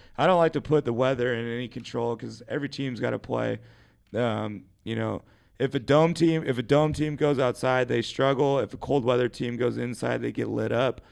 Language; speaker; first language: English; native; English